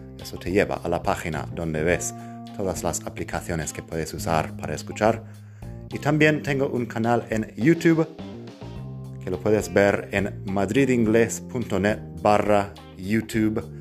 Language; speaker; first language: Spanish; non-native, fluent; English